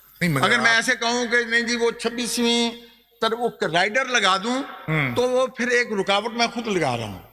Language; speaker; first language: Urdu; non-native, local second language; Punjabi